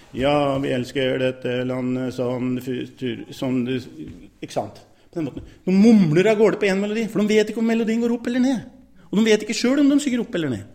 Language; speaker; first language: Norwegian; native; Norwegian